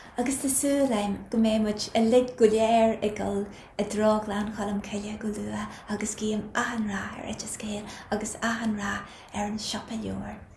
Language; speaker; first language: Irish; native; Irish